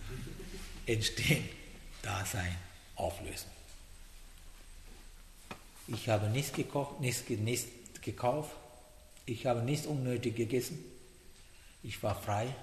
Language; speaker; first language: German; non-native, fluent; Sinhala